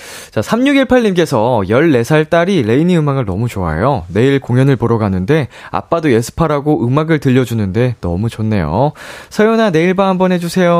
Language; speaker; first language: Korean; native; Korean